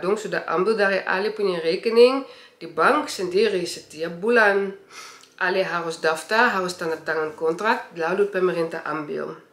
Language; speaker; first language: Indonesian; early bilingual, heritage; Indonesian